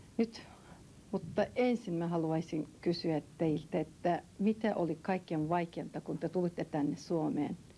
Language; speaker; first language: Finnish; non-native, fluent; Turkish